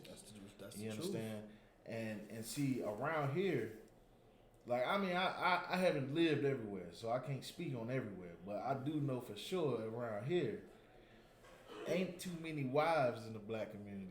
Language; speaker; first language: English; native; English